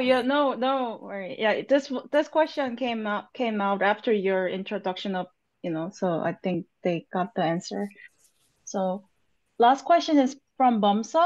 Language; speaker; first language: English; non-native, fluent; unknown